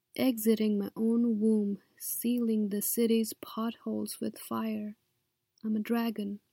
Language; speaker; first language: English; non-native, local second language; Nepali